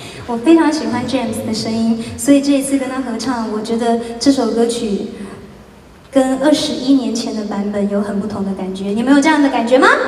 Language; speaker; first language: Chinese; native; Chinese